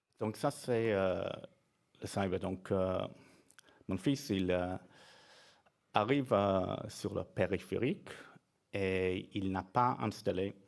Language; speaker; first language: French; non-native, fluent; English